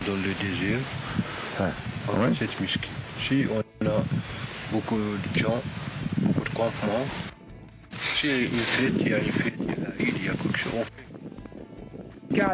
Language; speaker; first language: French; non-native, learner; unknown